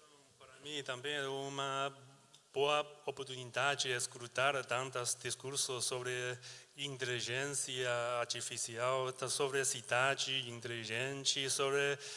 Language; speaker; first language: Portuguese; non-native, learner; Chinese